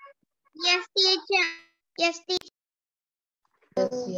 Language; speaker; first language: English; non-native, learner; Sinhala